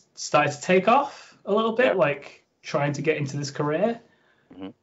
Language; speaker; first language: English; native; English